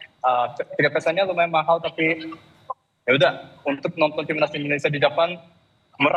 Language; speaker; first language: Indonesian; non-native, fluent; Japanese